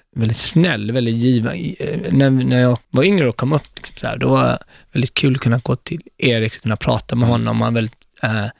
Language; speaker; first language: Swedish; native; Swedish